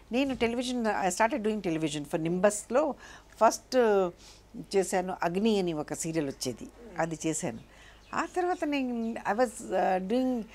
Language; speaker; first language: Telugu; non-native, local second language; Urdu